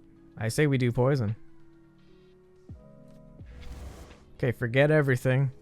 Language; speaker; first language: English; native; English